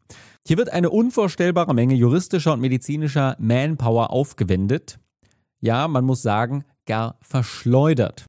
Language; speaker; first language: German; native; German